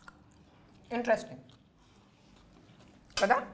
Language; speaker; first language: Telugu; non-native, learner; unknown